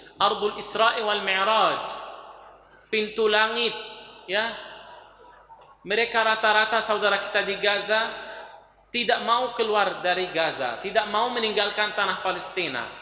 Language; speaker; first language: Indonesian; non-native, fluent; Arabic